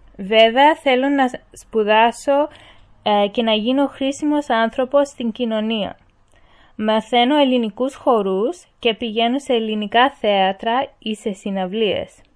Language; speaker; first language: Greek; early bilingual, heritage; Greek